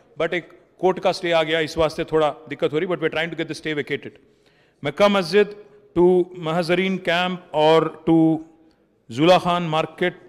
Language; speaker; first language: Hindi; non-native, local second language; Telugu